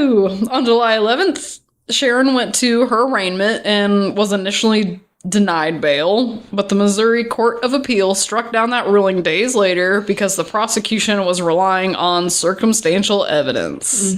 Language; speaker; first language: English; native; English